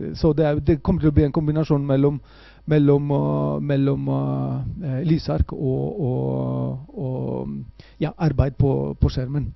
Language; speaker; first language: Norwegian; non-native, fluent; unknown